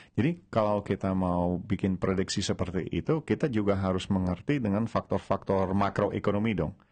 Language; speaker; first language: Indonesian; non-native, fluent; Dutch